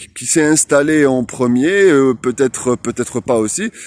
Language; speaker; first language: French; non-native, local second language; Arabic